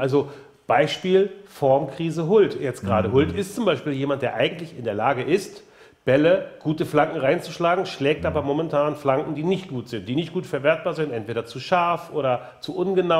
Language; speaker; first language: German; native; German